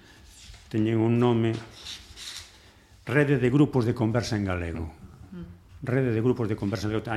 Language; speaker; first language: Galician; non-native, local second language; Spanish